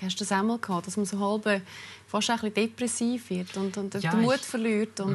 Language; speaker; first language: German; native; German